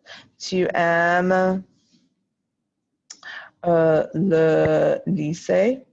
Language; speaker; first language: French; non-native, fluent; English